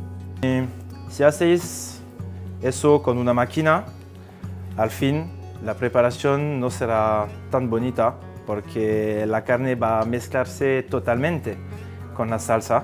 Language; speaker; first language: Spanish; non-native, fluent; French